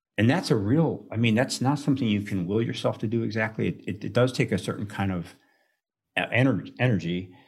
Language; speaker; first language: English; native; English